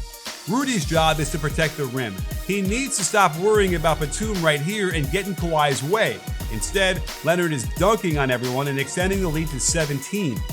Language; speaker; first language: English; native; English